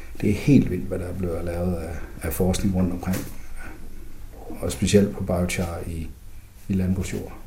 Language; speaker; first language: Danish; native; Danish